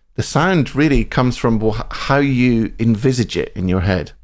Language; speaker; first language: English; native; English